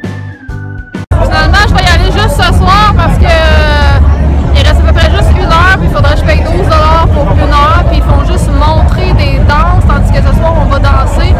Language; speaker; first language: French; native; French